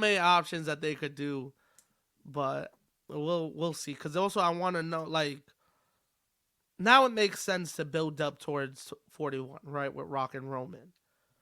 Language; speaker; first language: English; native; English